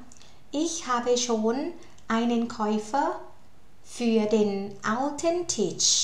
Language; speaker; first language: German; non-native, learner; Thai